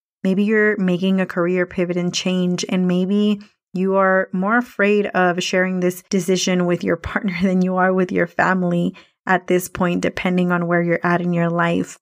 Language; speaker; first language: English; early bilingual, other home language; Spanish